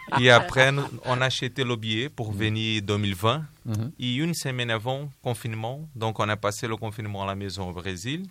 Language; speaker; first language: French; non-native, fluent; Portuguese